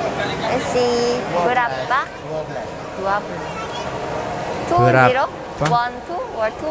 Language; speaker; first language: Indonesian; non-native, learner; Korean